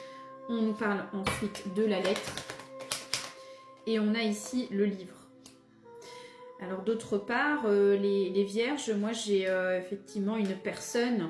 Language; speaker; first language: French; native; French